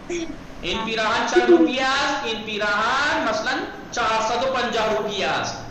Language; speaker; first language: Persian; non-native, fluent; Urdu